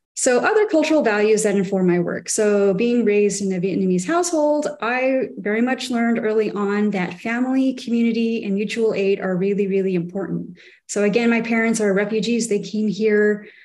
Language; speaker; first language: English; native; English